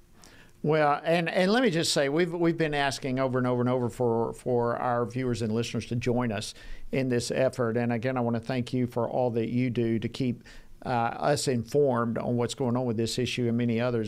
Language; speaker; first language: English; native; English